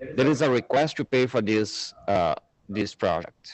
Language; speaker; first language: English; non-native, fluent; Portuguese